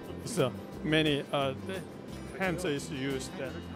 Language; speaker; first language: English; non-native, learner; Korean